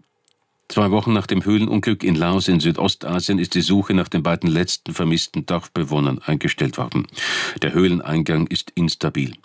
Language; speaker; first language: German; native; German